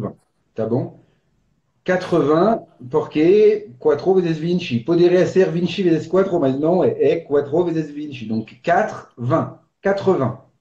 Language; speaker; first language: Portuguese; non-native, fluent; French